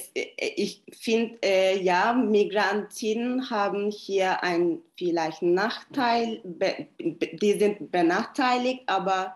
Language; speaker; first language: German; non-native, learner; Turkish